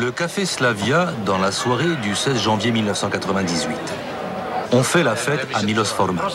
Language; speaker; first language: French; native; French